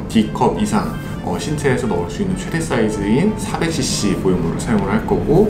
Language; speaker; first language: Korean; native; Korean